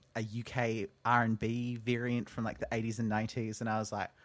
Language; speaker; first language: English; native; English